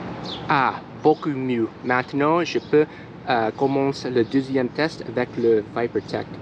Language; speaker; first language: French; non-native, learner; English